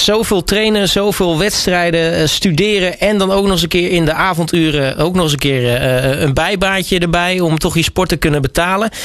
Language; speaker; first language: Dutch; native; Dutch